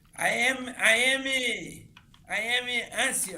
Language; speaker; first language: English; non-native, learner; Portuguese